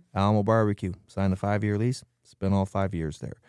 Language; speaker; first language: English; native; English